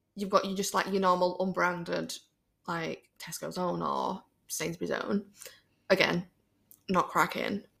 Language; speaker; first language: English; native; English